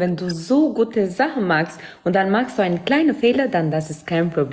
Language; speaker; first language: German; non-native, learner; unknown